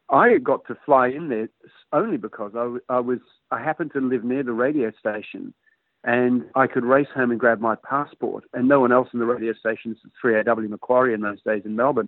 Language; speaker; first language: English; native; English